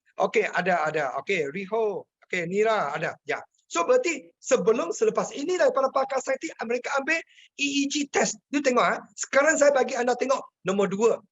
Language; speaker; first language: Malay; non-native, local second language; Chinese